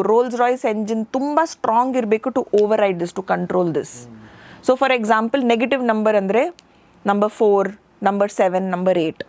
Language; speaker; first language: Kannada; non-native, local second language; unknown